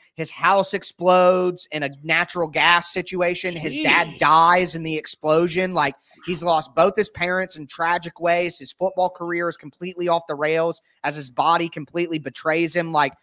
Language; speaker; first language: English; native; English